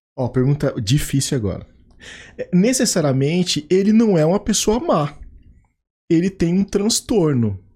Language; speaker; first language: Portuguese; native; Portuguese